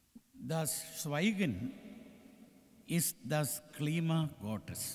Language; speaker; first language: German; non-native, learner; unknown